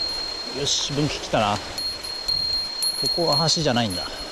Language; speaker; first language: Japanese; native; Japanese